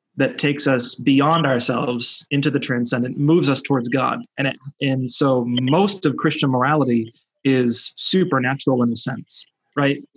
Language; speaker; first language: English; early bilingual, other home language; Spanish